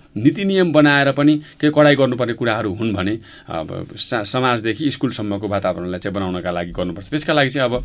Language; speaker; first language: Nepali; native; Nepali